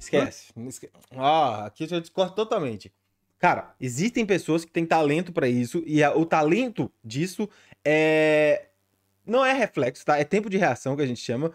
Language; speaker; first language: Portuguese; native; Portuguese